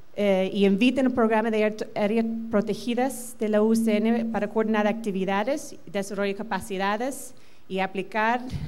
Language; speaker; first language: Spanish; non-native, fluent; English